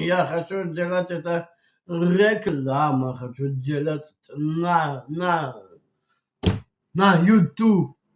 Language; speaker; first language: Russian; non-native, local second language; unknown